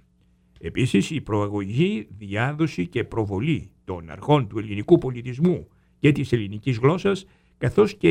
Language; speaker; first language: Greek; native; Greek